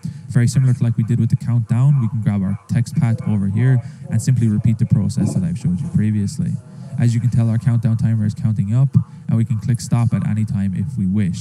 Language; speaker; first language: English; native; English